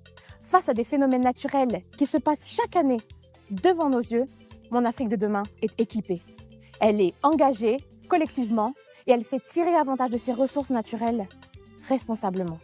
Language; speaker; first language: French; non-native, local second language; Malagasy